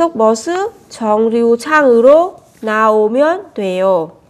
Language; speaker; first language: Korean; non-native, fluent; Vietnamese